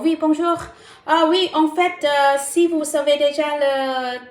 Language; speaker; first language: French; non-native, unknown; Thai